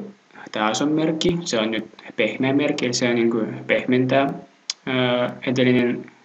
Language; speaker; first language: Finnish; non-native, fluent; Russian